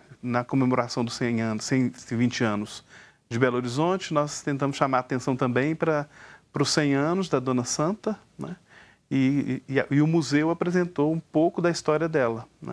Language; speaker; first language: Portuguese; native; Portuguese